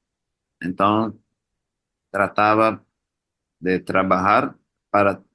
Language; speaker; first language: Spanish; non-native, learner; Portuguese